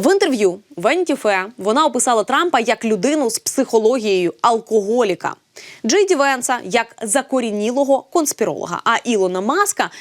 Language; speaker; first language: Ukrainian; native; Ukrainian